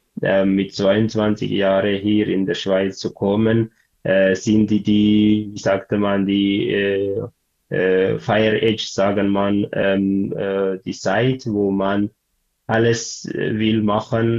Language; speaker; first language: German; non-native, learner; Tigrinya